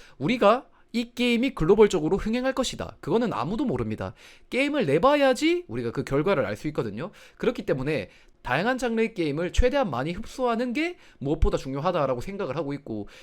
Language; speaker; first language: Korean; native; Korean